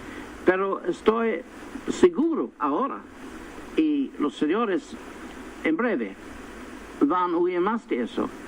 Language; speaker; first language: Spanish; non-native, fluent; English